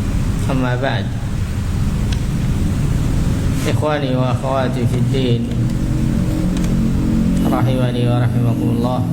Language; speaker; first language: Arabic; non-native, fluent; Indonesian